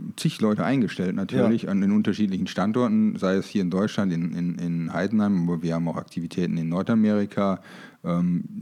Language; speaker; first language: German; native; German